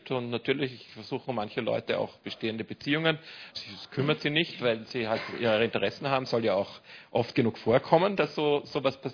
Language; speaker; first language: German; native; German